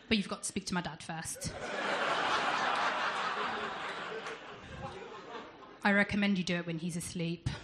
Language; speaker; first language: English; native; English